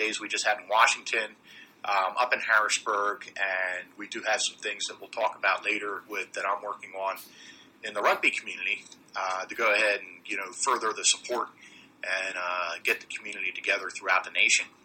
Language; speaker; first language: English; native; English